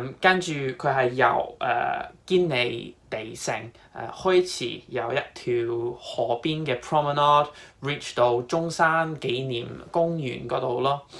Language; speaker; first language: Cantonese; non-native, fluent; English